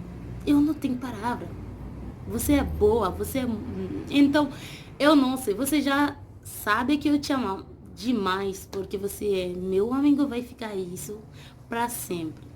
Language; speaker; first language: Portuguese; non-native, learner; Haitian Creole